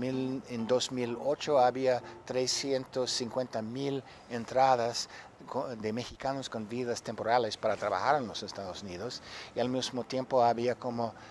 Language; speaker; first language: Spanish; non-native, fluent; English